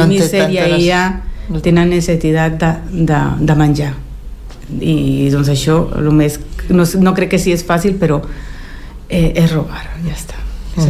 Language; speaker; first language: Catalan; early bilingual, heritage; Spanish